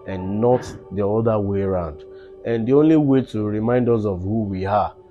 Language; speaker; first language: English; non-native, local second language; Yoruba